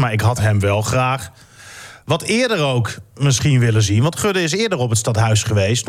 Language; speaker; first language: Dutch; native; Dutch